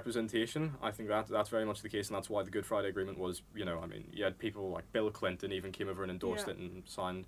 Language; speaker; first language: English; native; English